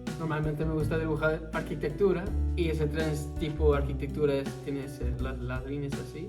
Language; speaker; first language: Spanish; early bilingual, heritage; Spanish